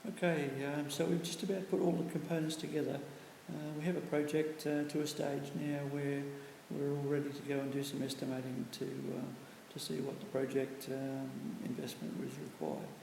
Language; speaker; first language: English; native; English